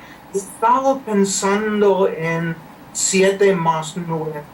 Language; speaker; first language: Spanish; non-native, fluent; English